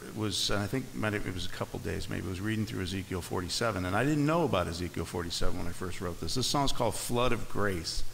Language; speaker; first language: English; native; English